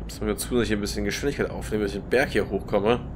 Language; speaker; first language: German; native; German